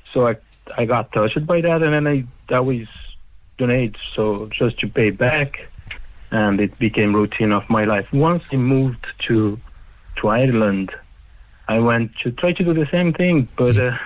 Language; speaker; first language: English; non-native, fluent; Portuguese